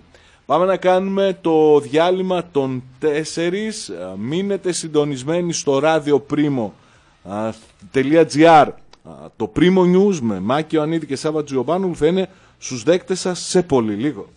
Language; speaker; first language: Greek; native; Greek